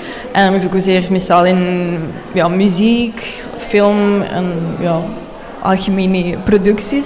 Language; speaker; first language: Dutch; non-native, learner; Spanish